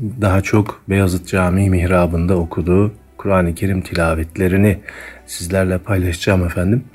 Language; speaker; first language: Turkish; native; Turkish